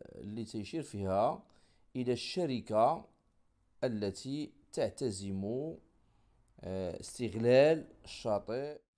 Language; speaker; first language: Arabic; native; Arabic